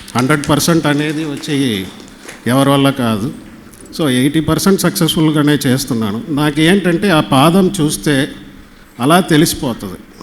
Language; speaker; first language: Telugu; native; Telugu